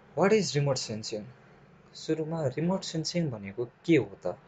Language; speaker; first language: English; non-native, local second language; Nepali